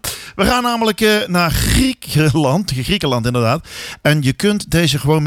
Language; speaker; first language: Dutch; native; Dutch